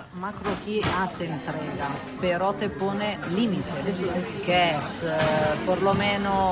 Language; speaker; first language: Spanish; non-native, fluent; Italian